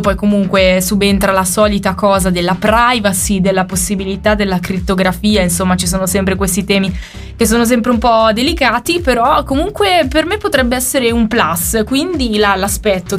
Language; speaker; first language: Italian; native; Italian